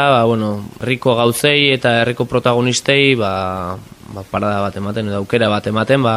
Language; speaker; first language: Basque; native; Basque